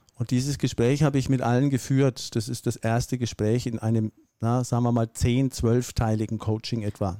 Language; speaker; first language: German; native; German